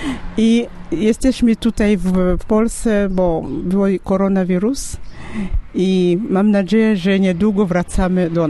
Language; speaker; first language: Polish; non-native, learner; French